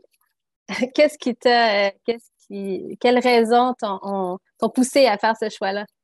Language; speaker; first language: French; native; French